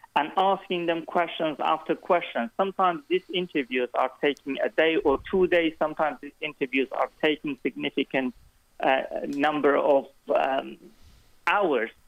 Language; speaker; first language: English; non-native, fluent; Kurdish